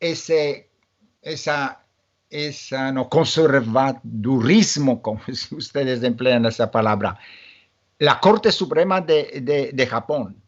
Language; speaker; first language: Spanish; non-native, fluent; Polish